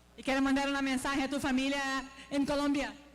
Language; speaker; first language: Spanish; non-native, fluent; Portuguese